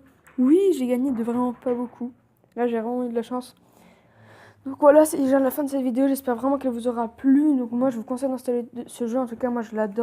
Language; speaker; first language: French; native; French